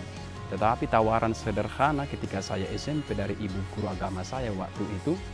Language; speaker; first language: Indonesian; native; Indonesian